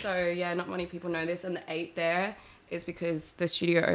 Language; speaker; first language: English; native; English